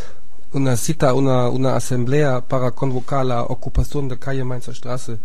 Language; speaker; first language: Spanish; non-native, fluent; German